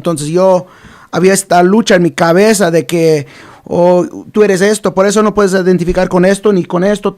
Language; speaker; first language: Spanish; early bilingual, heritage; Spanish